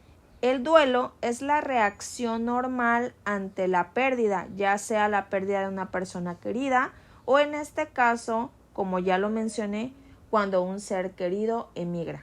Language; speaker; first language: Spanish; native; Spanish